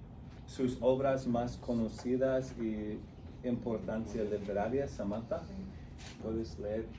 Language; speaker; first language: Spanish; non-native, fluent; English